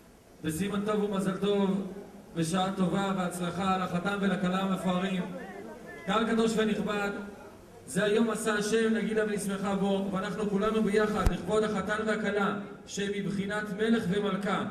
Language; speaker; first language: Hebrew; native; Hebrew